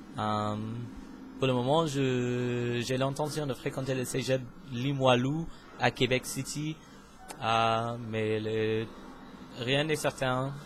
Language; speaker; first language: French; non-native, fluent; English